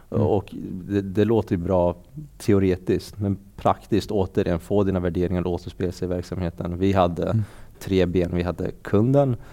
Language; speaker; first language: Swedish; early bilingual, other home language; Persian